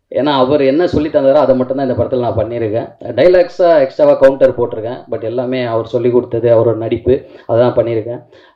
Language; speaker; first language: Tamil; native; Tamil